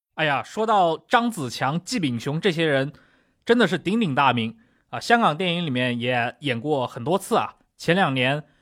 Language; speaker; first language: Chinese; native; Chinese